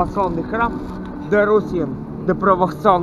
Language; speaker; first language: English; non-native, learner; Russian